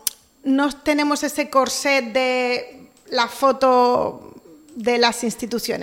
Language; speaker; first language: Spanish; native; Spanish